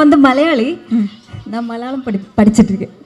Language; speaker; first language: Tamil; non-native, learner; Malayalam